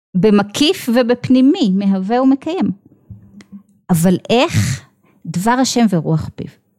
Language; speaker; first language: Hebrew; native; Hebrew